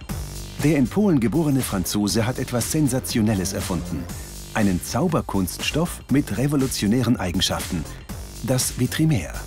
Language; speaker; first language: German; native; German